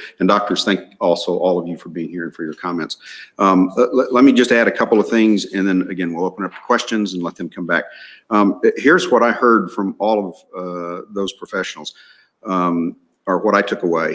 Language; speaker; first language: English; native; English